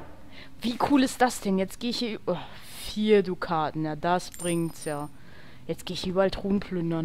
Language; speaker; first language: German; native; German